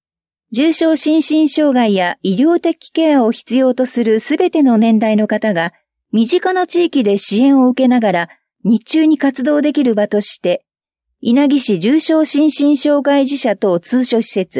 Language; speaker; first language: Japanese; native; Japanese